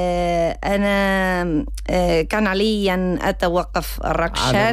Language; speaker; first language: Arabic; non-native, learner; Spanish